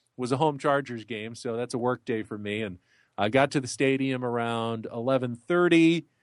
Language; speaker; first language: English; native; English